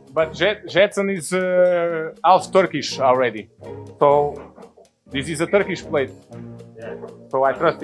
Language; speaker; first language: English; non-native, fluent; Portuguese